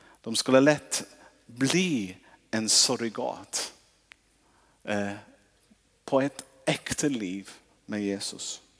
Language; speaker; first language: Swedish; non-native, fluent; English